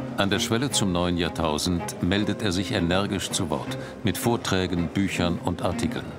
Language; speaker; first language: German; native; German